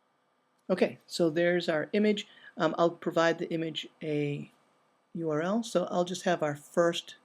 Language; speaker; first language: English; native; English